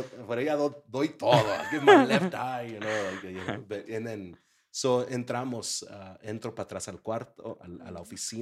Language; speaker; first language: Spanish; early bilingual, heritage; Spanish